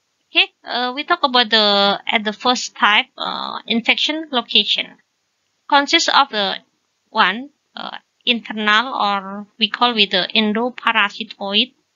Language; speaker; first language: English; non-native, learner; Indonesian